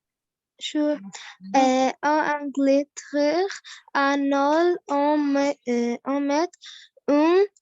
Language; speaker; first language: French; non-native, learner; Arabic